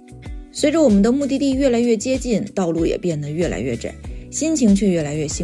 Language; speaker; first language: Chinese; native; Chinese